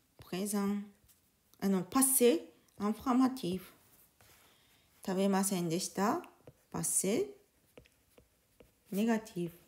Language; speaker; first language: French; non-native, learner; Japanese